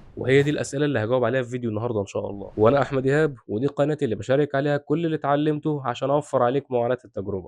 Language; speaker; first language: Arabic; native; Arabic